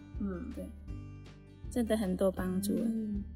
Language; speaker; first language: Chinese; non-native, learner; Indonesian